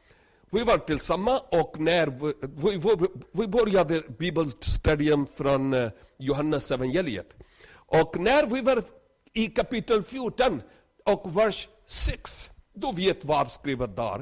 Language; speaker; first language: Swedish; non-native, learner; Urdu